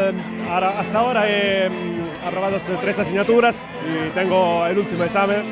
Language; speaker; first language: Spanish; non-native, fluent; Italian